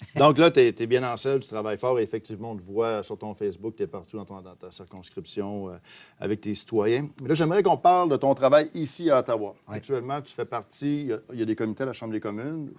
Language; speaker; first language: French; native; French